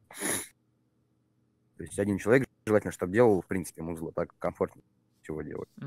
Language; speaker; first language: Russian; native; Russian